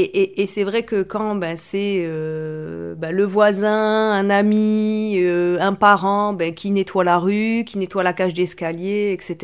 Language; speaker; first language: French; native; French